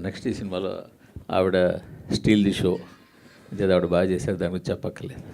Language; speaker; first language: Telugu; native; Telugu